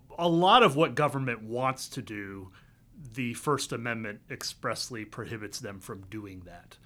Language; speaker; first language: English; early bilingual, other home language; Vietnamese